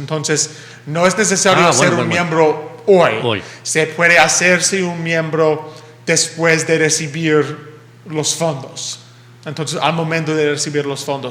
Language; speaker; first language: Spanish; early bilingual, heritage; English